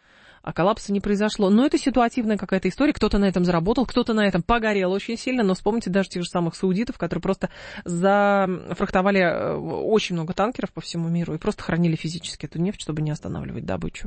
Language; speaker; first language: Russian; native; Russian